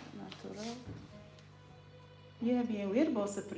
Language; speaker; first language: Dutch; non-native, learner; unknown